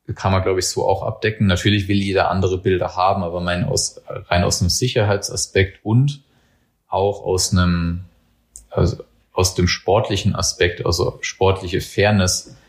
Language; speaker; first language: German; native; German